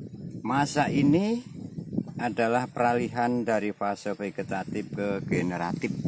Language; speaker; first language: Indonesian; native; Indonesian